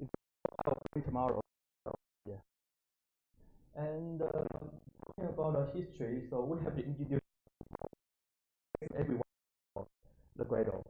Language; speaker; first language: English; non-native, learner; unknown